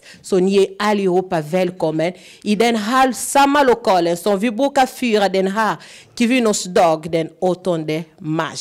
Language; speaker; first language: Swedish; non-native, fluent; Lingala